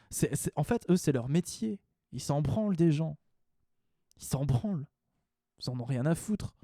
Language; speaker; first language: French; native; French